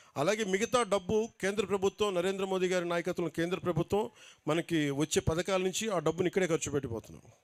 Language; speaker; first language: Telugu; native; Telugu